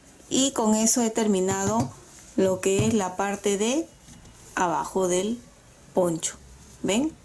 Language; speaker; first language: Spanish; native; Spanish